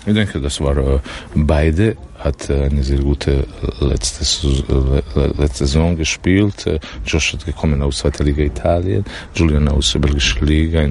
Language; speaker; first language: German; non-native, learner; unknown